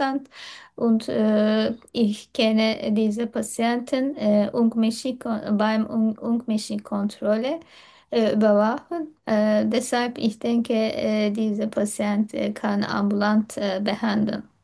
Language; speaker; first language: German; non-native, learner; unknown